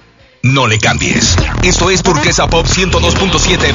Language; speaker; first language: Spanish; native; Spanish